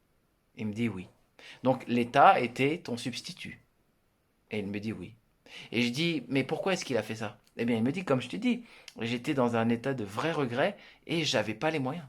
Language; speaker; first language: French; native; French